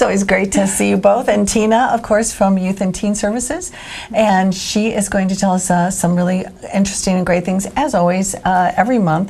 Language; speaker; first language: English; native; English